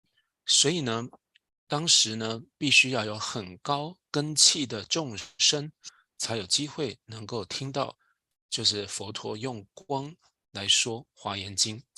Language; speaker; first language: Chinese; native; Chinese